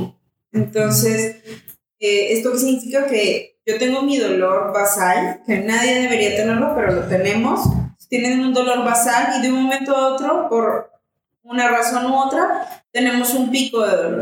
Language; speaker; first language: Spanish; native; Spanish